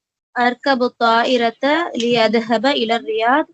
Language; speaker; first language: Arabic; non-native, learner; Tamil